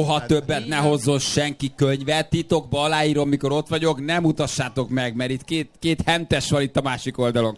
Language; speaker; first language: Hungarian; native; Hungarian